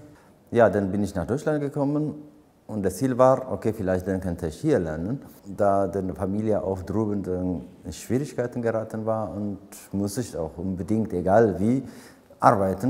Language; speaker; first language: German; non-native, fluent; Amharic